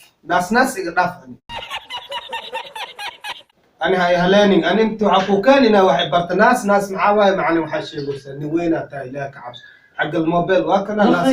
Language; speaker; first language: Arabic; non-native, learner; Somali